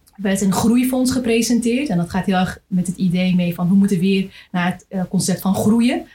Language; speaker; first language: Dutch; native; Dutch